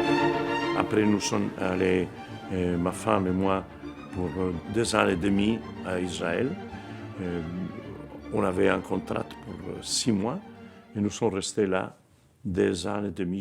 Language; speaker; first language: French; non-native, fluent; Spanish